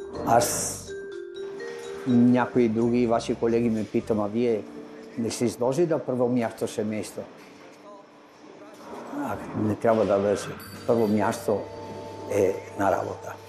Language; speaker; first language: Bulgarian; non-native, learner; Italian